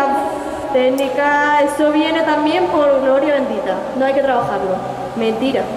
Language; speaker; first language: Spanish; native; Spanish